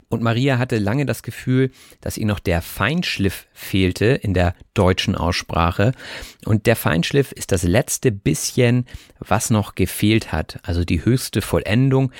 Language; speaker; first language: German; native; German